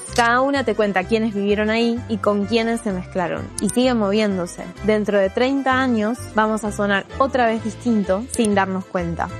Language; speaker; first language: Spanish; native; Spanish